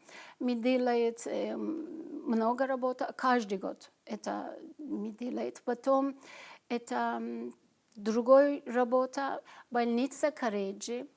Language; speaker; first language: Russian; non-native, learner; Turkish